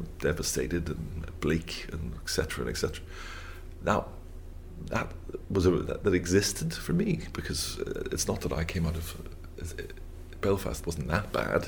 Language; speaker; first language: English; native; English